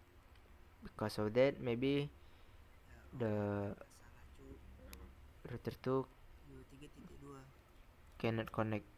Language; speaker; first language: English; non-native, learner; Indonesian